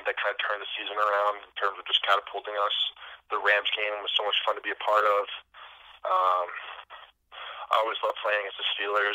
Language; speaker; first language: English; native; English